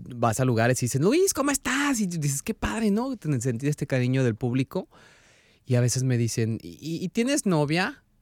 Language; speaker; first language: Spanish; native; Spanish